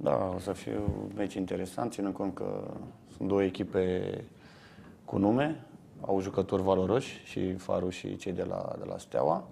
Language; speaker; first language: Romanian; native; Romanian